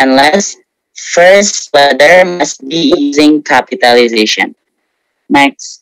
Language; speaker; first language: English; non-native, learner; Indonesian